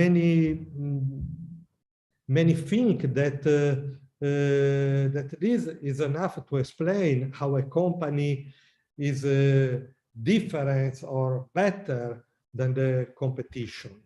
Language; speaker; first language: English; non-native, learner; Italian